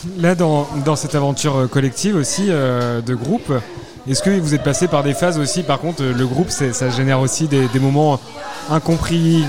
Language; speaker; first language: French; native; French